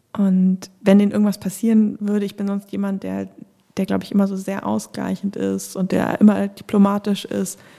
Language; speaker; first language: German; native; German